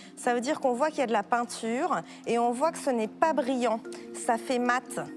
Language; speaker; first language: French; native; French